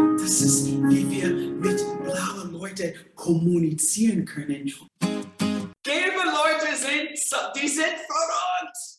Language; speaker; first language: German; non-native, fluent; English